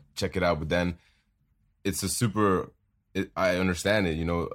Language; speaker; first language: English; non-native, fluent; Dutch